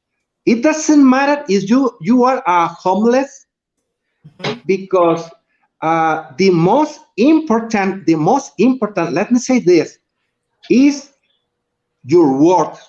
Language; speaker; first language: English; non-native, learner; Spanish